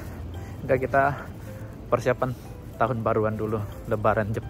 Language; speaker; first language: Indonesian; native; Indonesian